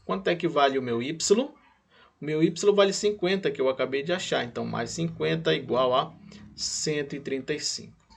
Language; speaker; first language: Portuguese; native; Portuguese